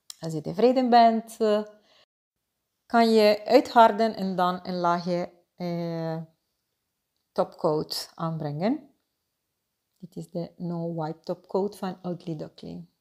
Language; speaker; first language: Dutch; non-native, fluent; Spanish